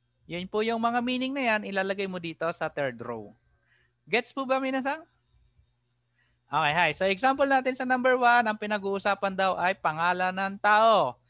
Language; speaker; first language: Filipino; native; Filipino